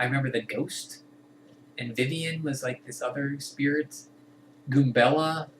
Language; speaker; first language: English; native; English